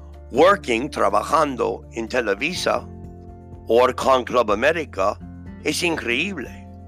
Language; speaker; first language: Spanish; non-native, learner; English